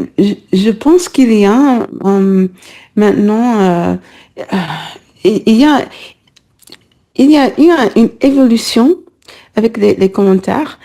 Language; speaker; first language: French; non-native, learner; English